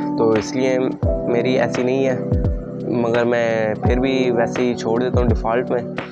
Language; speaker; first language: Urdu; native; Urdu